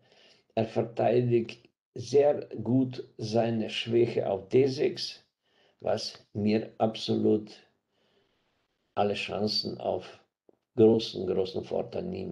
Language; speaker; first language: German; non-native, fluent; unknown